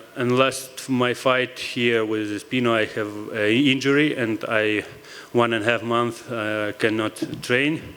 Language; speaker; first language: English; non-native, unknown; Russian